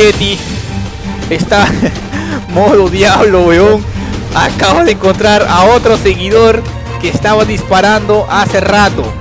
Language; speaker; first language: Spanish; native; Spanish